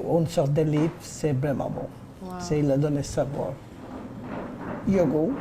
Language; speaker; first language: French; non-native, learner; Bangla